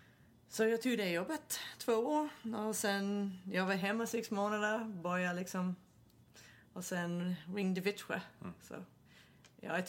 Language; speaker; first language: Swedish; non-native, fluent; English